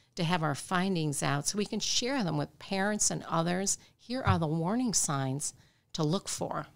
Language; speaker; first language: English; native; English